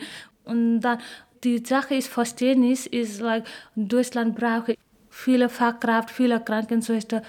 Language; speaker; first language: German; non-native, learner; Nepali